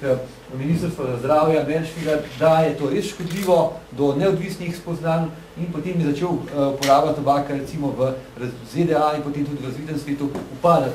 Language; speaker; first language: Slovenian; native; Slovenian